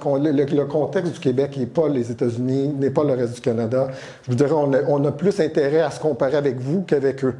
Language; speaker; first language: French; native; French